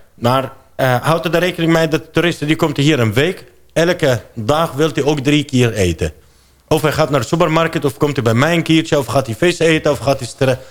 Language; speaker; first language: Dutch; non-native, fluent; Arabic